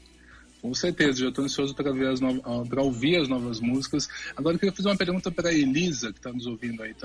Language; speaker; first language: Portuguese; native; Portuguese